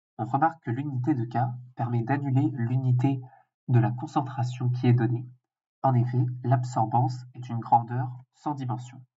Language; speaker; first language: French; native; French